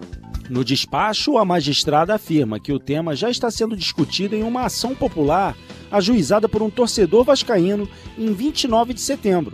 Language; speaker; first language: Portuguese; native; Portuguese